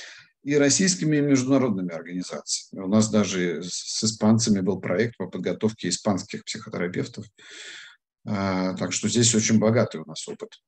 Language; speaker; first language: Russian; native; Russian